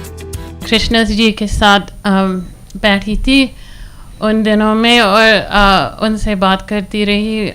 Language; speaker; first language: Hindi; non-native, fluent; English